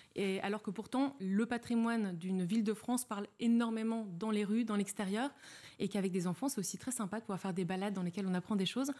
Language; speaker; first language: French; native; French